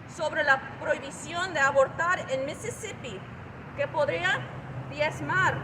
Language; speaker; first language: Spanish; early bilingual, other home language; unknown